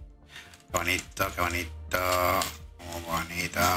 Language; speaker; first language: Spanish; native; Spanish